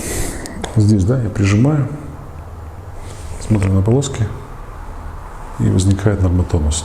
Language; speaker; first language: Russian; native; Russian